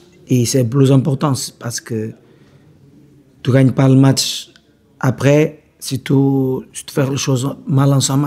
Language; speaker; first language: French; non-native, learner; Portuguese